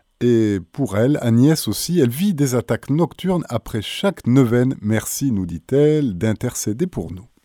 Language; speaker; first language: French; native; French